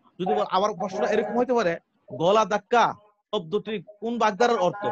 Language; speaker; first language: Bangla; native; Bangla